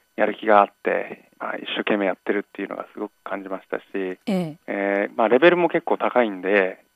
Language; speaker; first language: Japanese; early bilingual, other home language; English